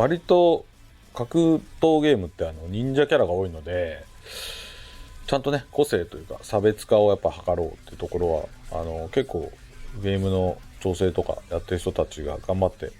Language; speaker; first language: Japanese; native; Japanese